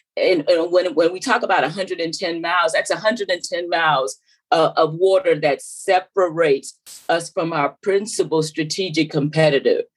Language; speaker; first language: English; native; English